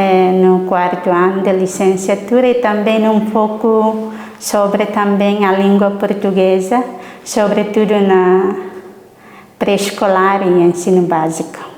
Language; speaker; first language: Portuguese; non-native, learner; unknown